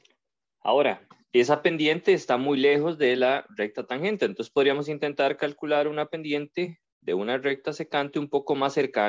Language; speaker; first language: Spanish; native; Spanish